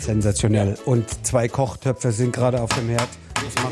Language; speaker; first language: German; native; German